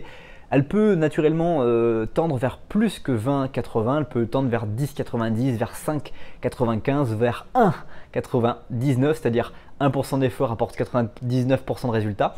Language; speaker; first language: French; native; French